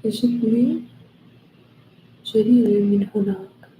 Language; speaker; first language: Arabic; non-native, learner; English